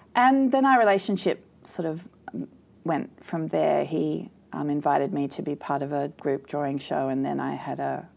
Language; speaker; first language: English; native; English